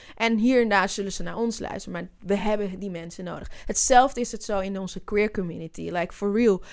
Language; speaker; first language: Dutch; native; Dutch